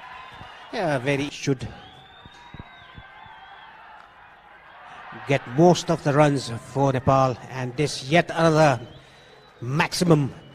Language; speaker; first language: English; non-native, fluent; Nepali